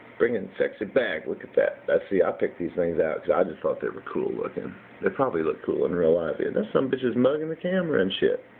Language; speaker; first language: English; native; English